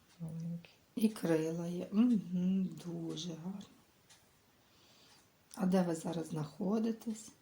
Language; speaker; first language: Ukrainian; native; Ukrainian